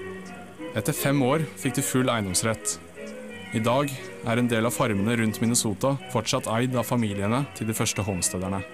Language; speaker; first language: Norwegian; native; Norwegian